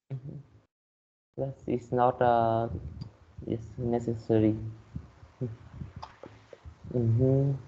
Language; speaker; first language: English; non-native, learner; Vietnamese